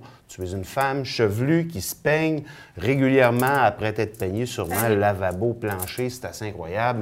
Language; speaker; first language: French; native; French